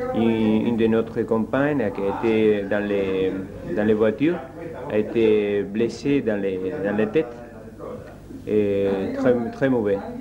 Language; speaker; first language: French; non-native, learner; Spanish